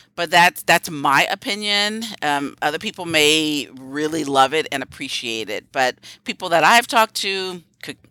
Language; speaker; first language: English; native; English